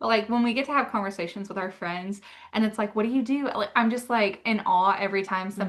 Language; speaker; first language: English; native; English